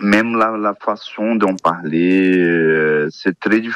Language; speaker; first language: French; non-native, fluent; Portuguese